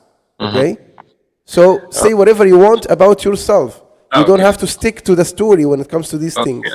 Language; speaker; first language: English; non-native, fluent; Arabic